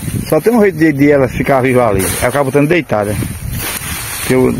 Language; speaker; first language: Portuguese; native; Portuguese